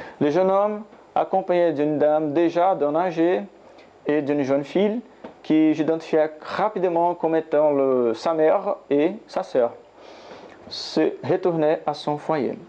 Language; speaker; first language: French; non-native, learner; Portuguese